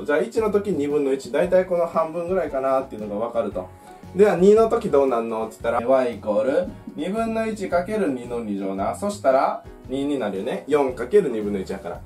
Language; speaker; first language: Japanese; native; Japanese